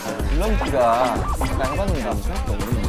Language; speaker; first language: Korean; native; Korean